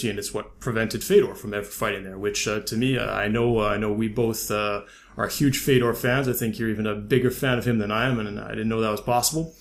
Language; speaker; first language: English; native; English